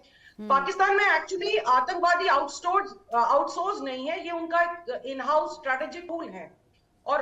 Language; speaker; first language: Hindi; native; Hindi